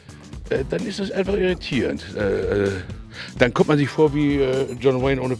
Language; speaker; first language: German; native; German